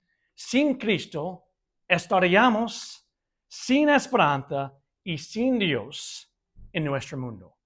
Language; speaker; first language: Spanish; non-native, fluent; English